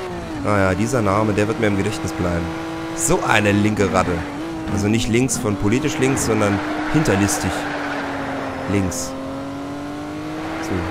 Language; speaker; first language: German; native; German